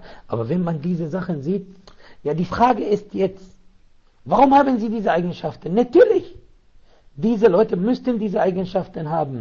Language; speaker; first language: German; non-native, fluent; Arabic